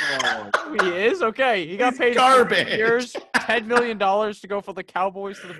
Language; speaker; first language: English; native; English